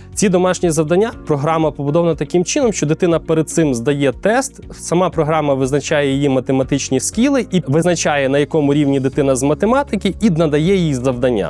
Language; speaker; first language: Ukrainian; native; Ukrainian